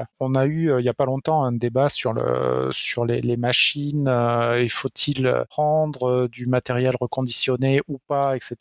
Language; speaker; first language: French; native; French